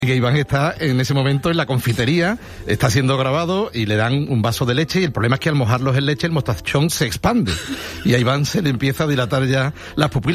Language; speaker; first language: Spanish; native; Spanish